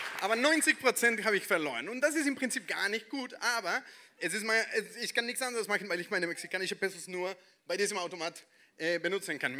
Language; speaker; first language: German; non-native, fluent; Spanish